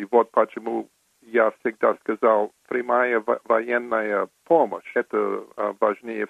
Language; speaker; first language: Russian; non-native, fluent; English